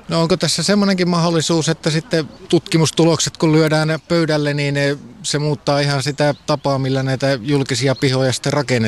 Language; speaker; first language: Finnish; native; Finnish